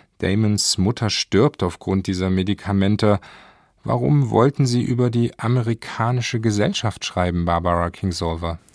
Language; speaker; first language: German; native; German